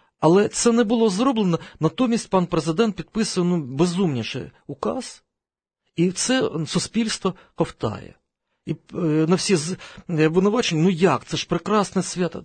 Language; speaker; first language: Ukrainian; non-native, local second language; Russian